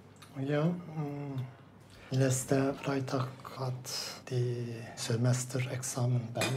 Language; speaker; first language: German; non-native, learner; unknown